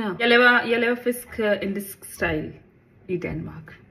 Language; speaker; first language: Danish; non-native, learner; Hindi